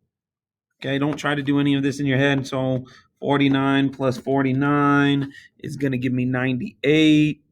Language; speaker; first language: English; native; English